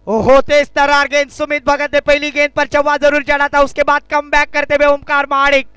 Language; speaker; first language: Hindi; non-native, local second language; Marathi